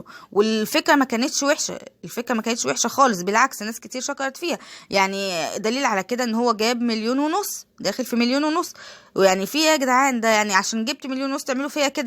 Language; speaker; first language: Arabic; native; Arabic